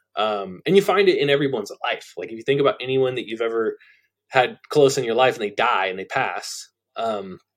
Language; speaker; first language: English; native; English